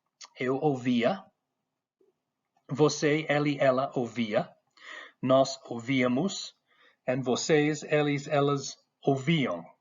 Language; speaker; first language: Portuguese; non-native, fluent; English